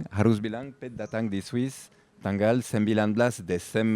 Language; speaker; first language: Indonesian; non-native, fluent; French